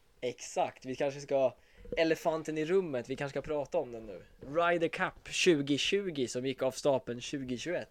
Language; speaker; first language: Swedish; native; Swedish